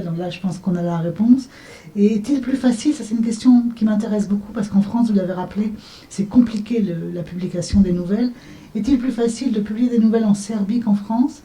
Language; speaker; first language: French; native; French